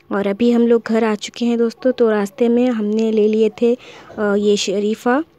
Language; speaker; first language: Hindi; non-native, local second language; Urdu